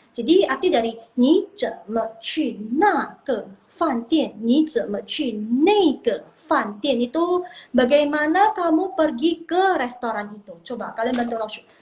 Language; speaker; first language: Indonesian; non-native, local second language; Min Nan Chinese